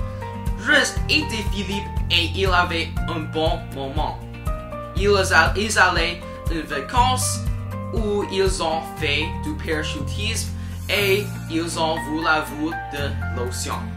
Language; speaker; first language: French; non-native, learner; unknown